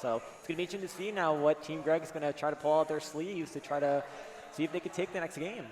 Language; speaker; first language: English; native; English